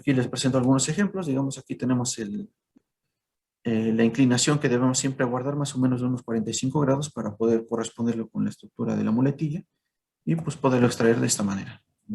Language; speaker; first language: Spanish; native; Spanish